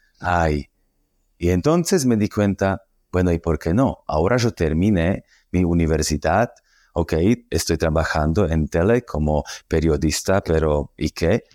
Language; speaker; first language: Spanish; non-native, fluent; Slovak